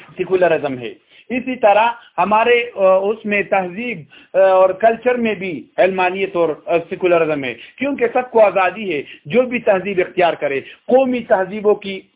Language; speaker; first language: Urdu; non-native, local second language; Pashto